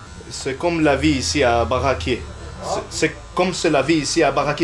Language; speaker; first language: French; non-native, learner; Spanish